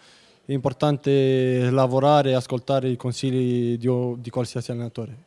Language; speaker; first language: Italian; non-native, fluent; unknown